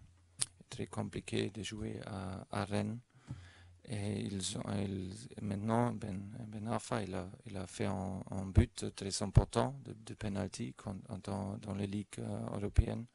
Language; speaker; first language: French; non-native, learner; German